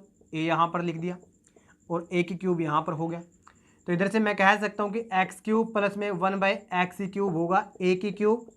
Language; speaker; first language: Hindi; native; Hindi